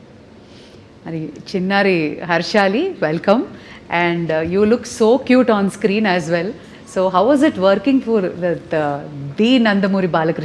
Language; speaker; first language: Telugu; native; Telugu